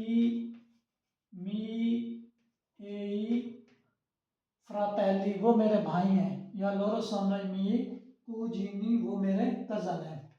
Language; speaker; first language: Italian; non-native, learner; Urdu